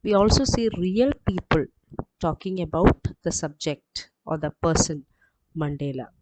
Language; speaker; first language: English; non-native, local second language; Malayalam